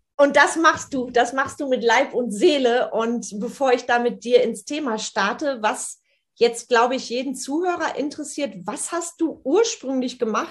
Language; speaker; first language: German; native; German